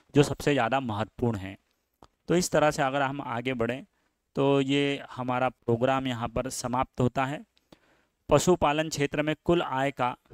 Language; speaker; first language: Hindi; native; Hindi